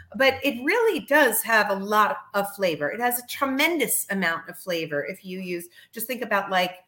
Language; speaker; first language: English; native; English